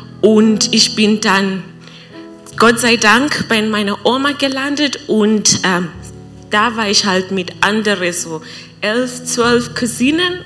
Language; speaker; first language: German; non-native, learner; English